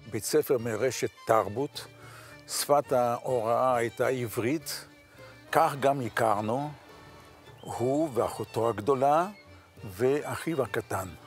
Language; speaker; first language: Hebrew; non-native, fluent; Yiddish